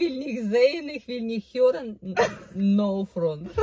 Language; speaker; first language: German; non-native, learner; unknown